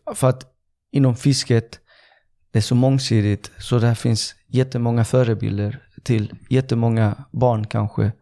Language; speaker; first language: Swedish; early bilingual, other home language; Persian